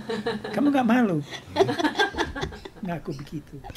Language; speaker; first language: Indonesian; non-native, fluent; English